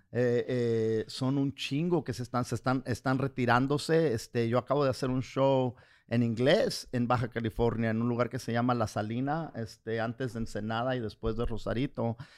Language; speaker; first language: Spanish; early bilingual, heritage; Spanish